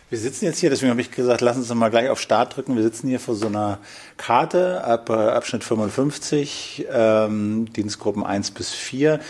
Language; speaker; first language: German; native; German